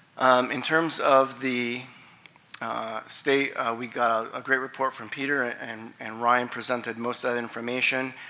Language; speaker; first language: English; native; English